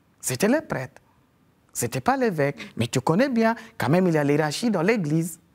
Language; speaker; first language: French; non-native, fluent; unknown